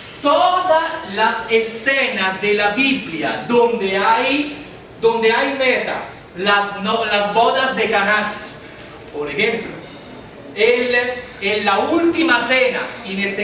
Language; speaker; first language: Spanish; non-native, fluent; Italian